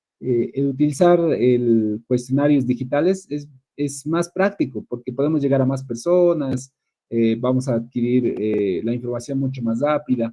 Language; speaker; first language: Spanish; native; Spanish